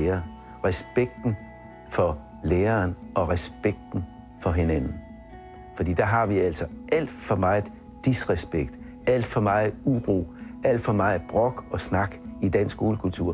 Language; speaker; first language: Danish; native; Danish